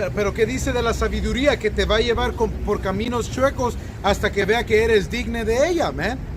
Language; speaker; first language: Spanish; early bilingual, other home language; English